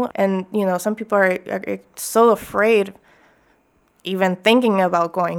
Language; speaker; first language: English; native; English